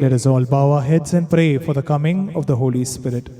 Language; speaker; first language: English; non-native, local second language; Malayalam